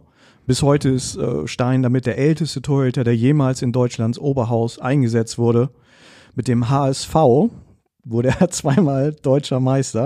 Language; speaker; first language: German; native; German